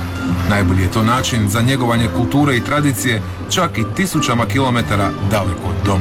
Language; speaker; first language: Croatian; native; Croatian